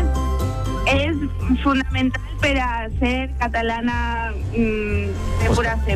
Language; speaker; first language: Catalan; non-native, local second language; Spanish